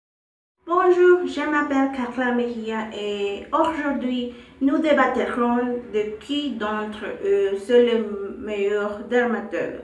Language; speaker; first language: French; non-native, learner; Spanish